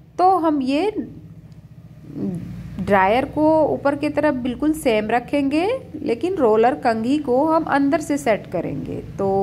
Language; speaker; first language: Hindi; native; Hindi